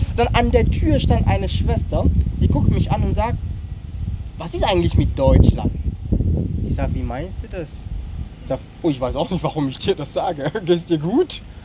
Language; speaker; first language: German; non-native, fluent; French